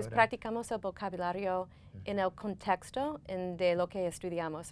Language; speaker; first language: Spanish; non-native, fluent; English